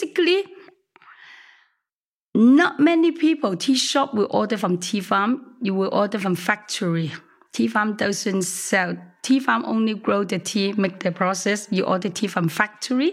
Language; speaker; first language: English; non-native, local second language; Cantonese